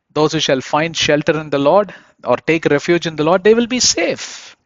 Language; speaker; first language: English; non-native, local second language; Tamil